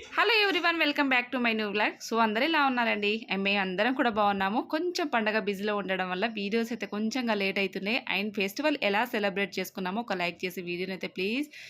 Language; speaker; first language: Telugu; non-native, local second language; Lambadi